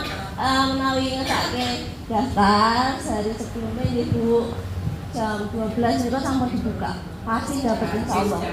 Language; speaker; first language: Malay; non-native, local second language; Javanese